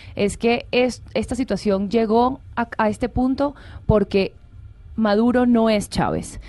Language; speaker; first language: Spanish; native; Spanish